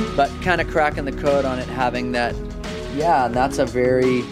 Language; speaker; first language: English; native; English